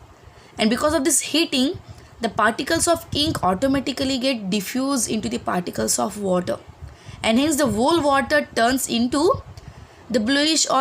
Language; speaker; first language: English; non-native, local second language; Hindi